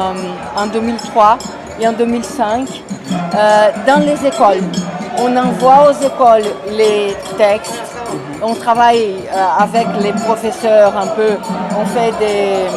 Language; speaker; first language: French; non-native, fluent; Portuguese